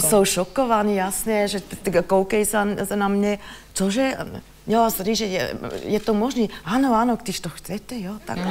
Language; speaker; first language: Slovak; non-native, learner; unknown